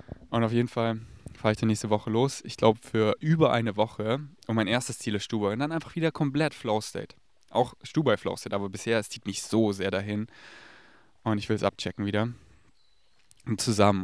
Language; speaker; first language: German; native; German